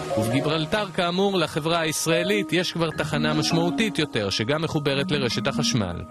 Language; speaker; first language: Hebrew; native; Hebrew